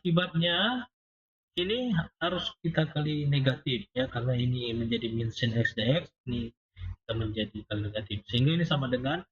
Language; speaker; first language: Indonesian; native; Indonesian